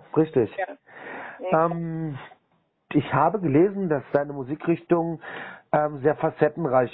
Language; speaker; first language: German; native; German